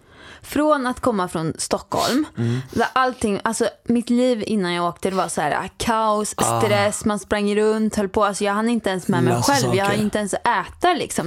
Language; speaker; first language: Swedish; native; Swedish